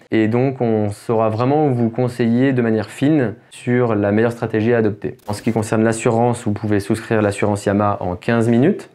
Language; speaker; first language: French; native; French